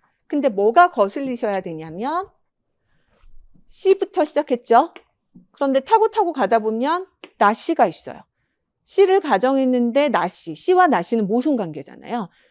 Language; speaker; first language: Korean; native; Korean